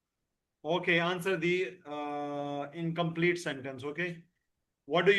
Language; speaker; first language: English; non-native, fluent; Urdu